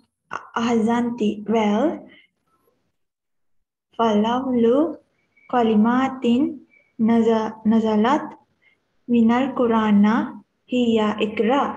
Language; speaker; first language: Arabic; non-native, learner; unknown